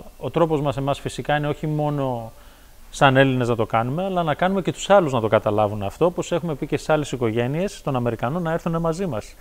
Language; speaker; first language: Greek; early bilingual, heritage; Greek